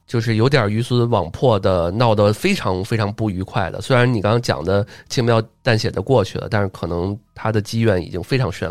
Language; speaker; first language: Chinese; native; Chinese